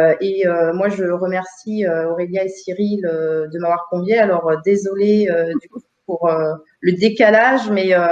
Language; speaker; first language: French; native; French